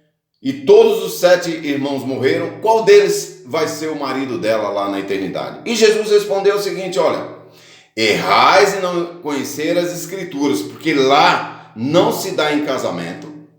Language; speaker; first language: Portuguese; native; Portuguese